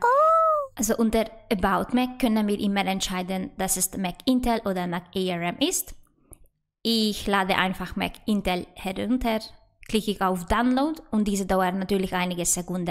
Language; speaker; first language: German; non-native, fluent; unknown